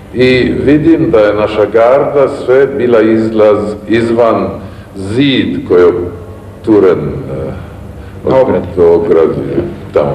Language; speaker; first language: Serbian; early bilingual, heritage; Serbian